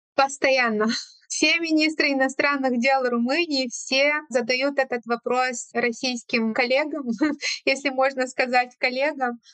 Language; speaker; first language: Russian; non-native, fluent; Romanian